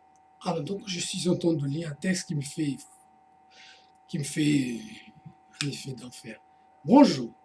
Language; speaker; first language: French; non-native, fluent; Portuguese